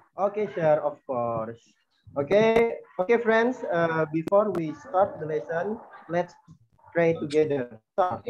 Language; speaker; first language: English; non-native, learner; Indonesian